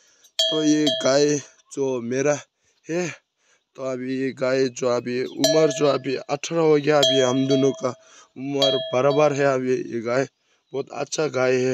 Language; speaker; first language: Hindi; non-native, local second language; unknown